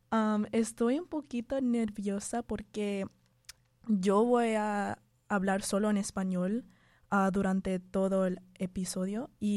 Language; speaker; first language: Spanish; non-native, learner; English